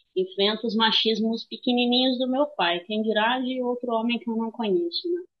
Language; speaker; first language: Portuguese; native; Portuguese